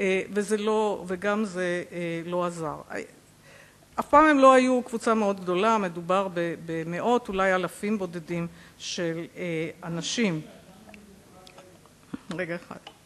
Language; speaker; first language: Hebrew; native; Hebrew